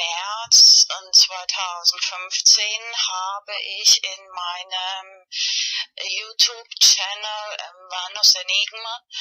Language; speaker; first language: German; non-native, fluent; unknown